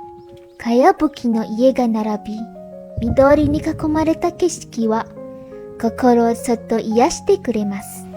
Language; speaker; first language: Japanese; non-native, learner; Indonesian